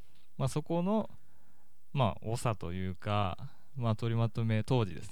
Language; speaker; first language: Japanese; native; Japanese